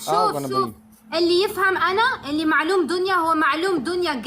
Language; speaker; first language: Arabic; non-native, learner; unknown